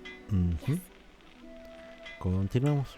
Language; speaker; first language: Spanish; native; Spanish